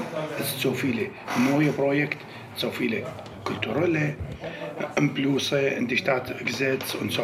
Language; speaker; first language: German; non-native, learner; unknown